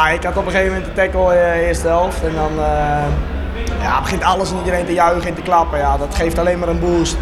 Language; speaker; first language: Dutch; native; Dutch